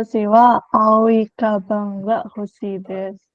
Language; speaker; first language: Japanese; non-native, learner; Indonesian